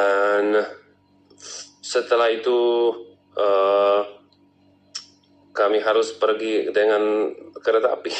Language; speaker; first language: Indonesian; non-native, learner; Czech